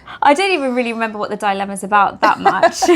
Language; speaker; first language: English; native; English